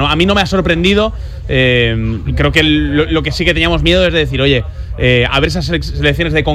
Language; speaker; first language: Spanish; native; Spanish